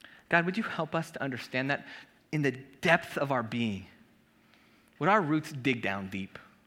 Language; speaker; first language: English; native; English